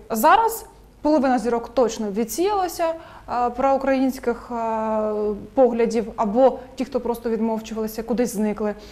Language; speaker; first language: Ukrainian; native; Ukrainian